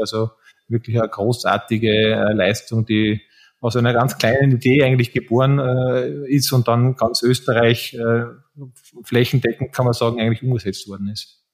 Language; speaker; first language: German; native; German